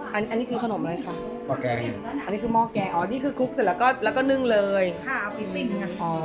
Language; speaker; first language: Thai; native; Thai